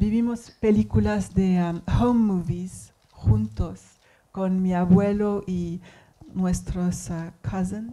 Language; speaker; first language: Spanish; non-native, learner; English